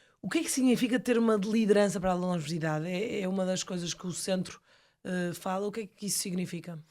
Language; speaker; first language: Portuguese; native; Portuguese